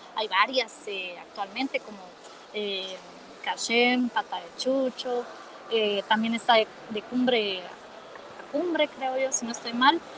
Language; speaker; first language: Spanish; native; Spanish